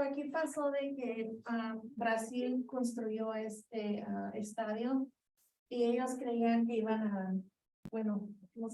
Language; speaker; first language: Spanish; early bilingual, heritage; Spanish